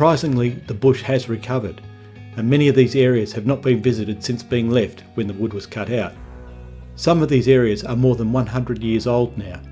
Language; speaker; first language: English; native; English